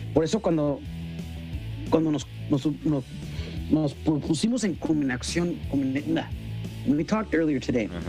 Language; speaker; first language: Spanish; early bilingual, heritage; Spanish